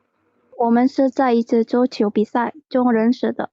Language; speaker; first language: Chinese; non-native, learner; Indonesian